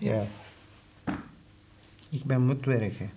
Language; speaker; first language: Dutch; non-native, learner; Turkish